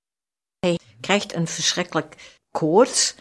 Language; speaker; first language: Dutch; non-native, fluent; German